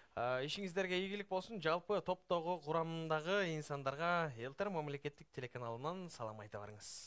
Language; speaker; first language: Kyrgyz; native; Kyrgyz